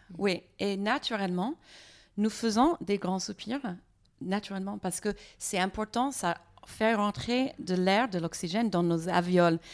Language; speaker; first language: French; non-native, fluent; English